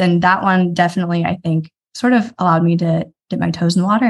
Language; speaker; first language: English; native; English